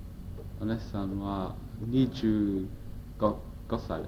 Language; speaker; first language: Japanese; non-native, learner; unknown